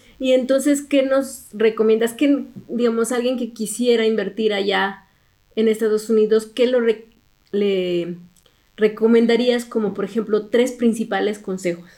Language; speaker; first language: Spanish; native; Spanish